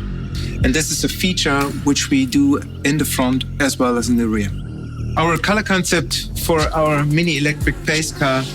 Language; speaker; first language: English; non-native, fluent; German